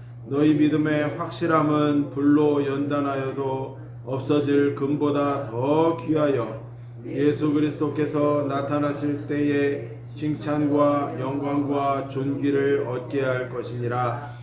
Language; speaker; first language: Korean; native; Korean